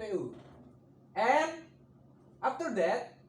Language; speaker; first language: English; non-native, learner; Indonesian